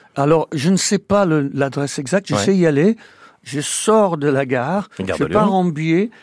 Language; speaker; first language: French; non-native, fluent; English